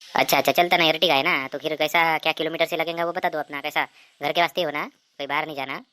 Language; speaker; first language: Hindi; non-native, local second language; Marathi